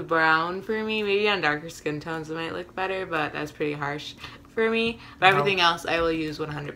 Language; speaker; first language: English; native; English